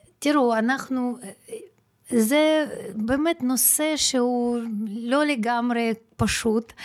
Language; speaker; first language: Hebrew; non-native, fluent; Russian